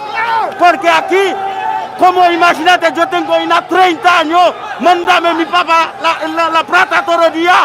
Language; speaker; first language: Spanish; non-native, learner; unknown